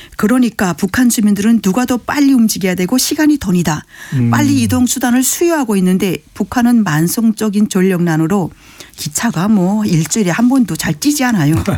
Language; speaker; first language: Korean; native; Korean